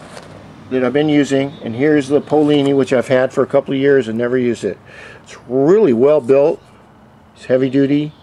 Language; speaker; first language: English; native; English